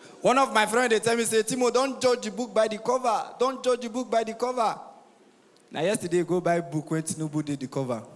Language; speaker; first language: Nigerian Pidgin; native; Nigerian Pidgin